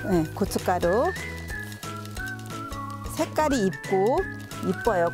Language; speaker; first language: Korean; native; Korean